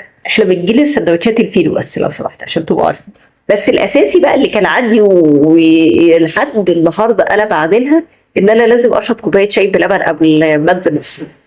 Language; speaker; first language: Arabic; native; Arabic